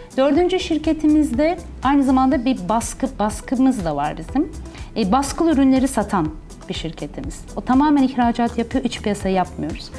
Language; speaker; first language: Turkish; early bilingual, heritage; Turkish